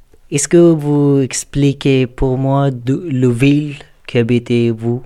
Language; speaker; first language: French; non-native, learner; Urdu